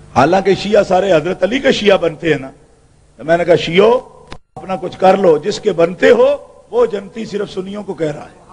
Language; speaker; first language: Urdu; non-native, local second language; Punjabi